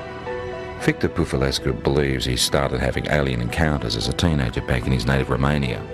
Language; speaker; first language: English; native; English